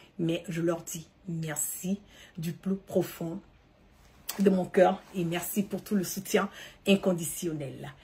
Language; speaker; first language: French; early bilingual, heritage; French